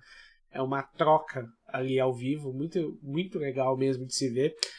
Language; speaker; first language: Portuguese; native; Portuguese